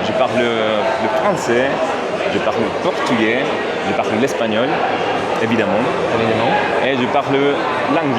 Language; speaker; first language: French; non-native, fluent; Spanish